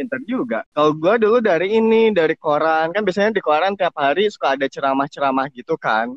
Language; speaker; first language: Indonesian; native; Indonesian